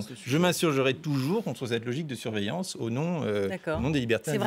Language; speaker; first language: French; native; French